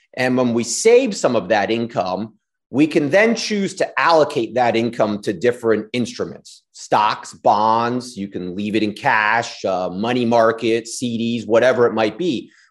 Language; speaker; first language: English; native; English